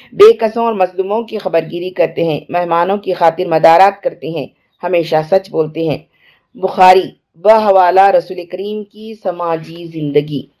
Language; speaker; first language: Urdu; native; Urdu